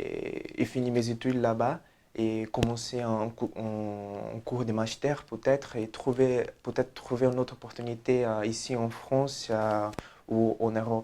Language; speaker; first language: French; non-native, fluent; Portuguese